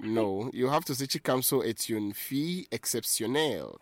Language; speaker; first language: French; non-native, fluent; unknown